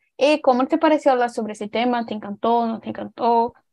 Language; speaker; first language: Spanish; non-native, learner; Portuguese